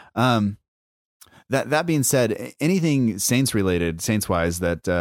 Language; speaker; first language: English; native; English